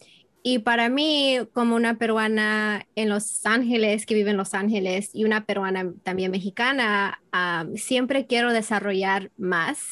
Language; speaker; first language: Spanish; early bilingual, heritage; English